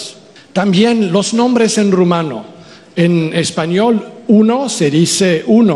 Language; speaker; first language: Spanish; non-native, fluent; Romanian